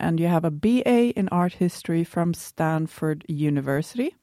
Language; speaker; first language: English; non-native, fluent; Swedish